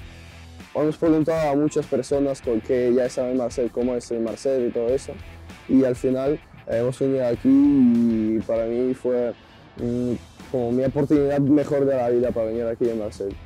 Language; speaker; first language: Spanish; non-native, fluent; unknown